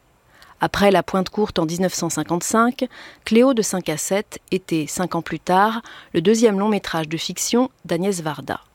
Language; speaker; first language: French; native; French